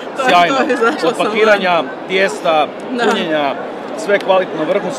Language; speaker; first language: Croatian; native; Croatian